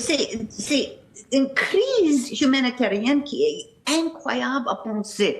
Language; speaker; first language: French; non-native, fluent; English